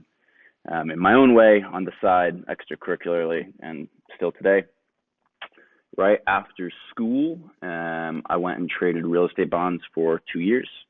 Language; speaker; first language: English; native; English